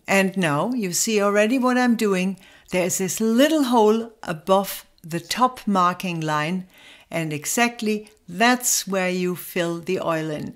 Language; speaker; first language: English; non-native, fluent; German